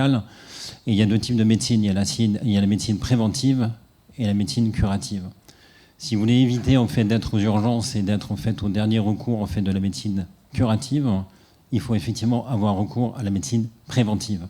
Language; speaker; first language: French; native; French